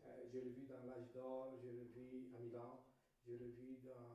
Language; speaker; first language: French; non-native, fluent; Italian